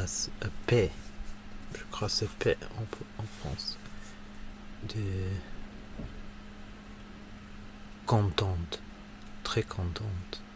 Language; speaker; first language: French; non-native, learner; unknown